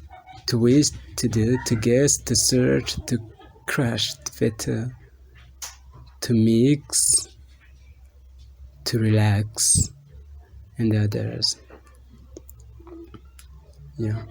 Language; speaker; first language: English; non-native, fluent; Rundi